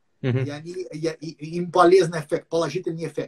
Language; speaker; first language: Russian; non-native, learner; English